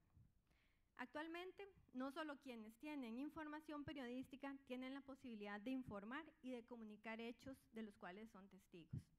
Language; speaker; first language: Spanish; native; Spanish